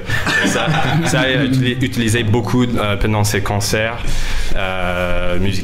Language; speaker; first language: French; non-native, fluent; English